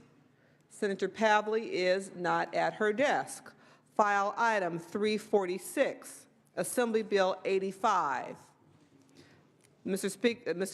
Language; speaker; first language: English; native; English